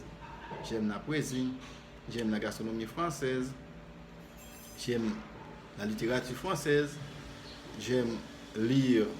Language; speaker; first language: French; non-native, fluent; Spanish